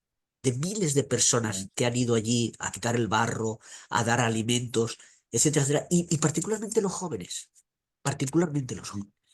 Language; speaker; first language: Spanish; native; Spanish